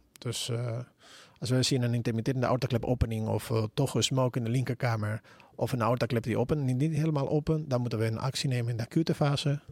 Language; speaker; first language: Dutch; non-native, fluent; Spanish